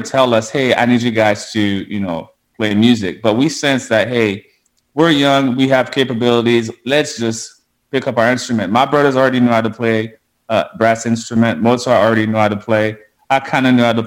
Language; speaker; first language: English; non-native, fluent; Haitian Creole